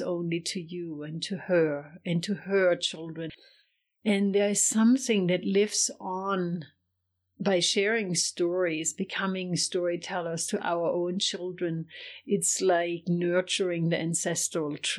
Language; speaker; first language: English; non-native, fluent; German